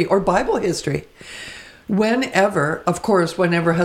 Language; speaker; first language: English; native; English